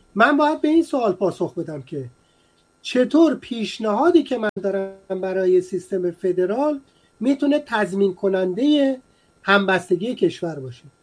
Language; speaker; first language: Persian; native; Persian